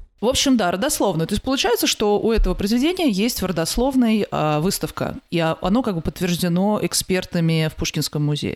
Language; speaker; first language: Russian; native; Russian